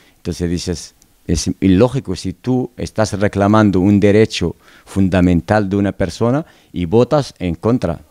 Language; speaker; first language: Spanish; non-native, local second language; Arabic